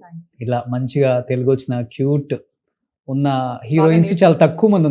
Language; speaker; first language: Telugu; native; Telugu